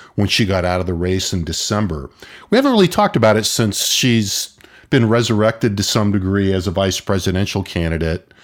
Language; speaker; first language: English; native; English